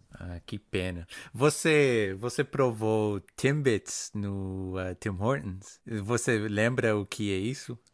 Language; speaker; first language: Portuguese; non-native, fluent; English